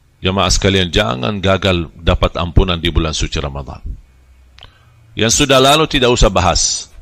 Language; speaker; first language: Malay; non-native, fluent; Arabic